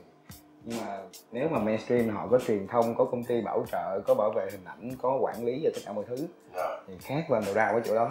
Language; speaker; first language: Vietnamese; native; Vietnamese